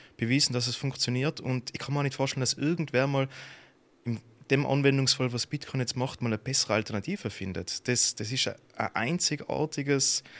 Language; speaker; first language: German; native; German